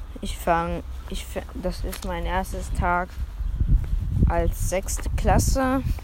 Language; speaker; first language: German; early bilingual, other home language; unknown